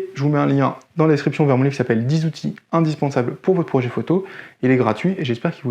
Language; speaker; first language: French; native; French